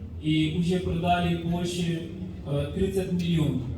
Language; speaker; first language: Russian; non-native, fluent; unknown